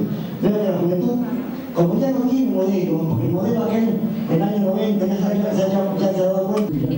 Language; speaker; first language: Spanish; native; Spanish